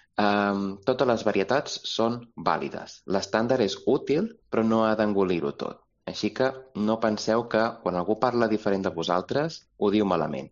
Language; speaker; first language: Catalan; native; Catalan